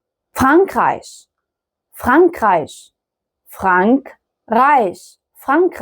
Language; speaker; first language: German; non-native, fluent; Arabic